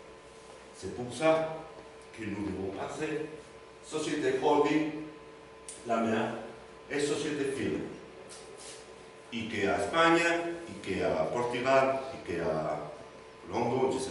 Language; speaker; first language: French; non-native, learner; Spanish